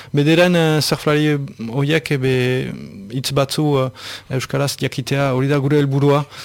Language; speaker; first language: Basque; native; Basque